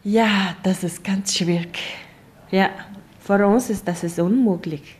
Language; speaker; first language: German; non-native, learner; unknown